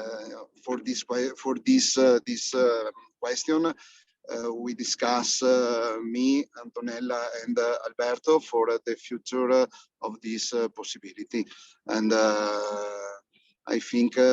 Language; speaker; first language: English; non-native, fluent; Italian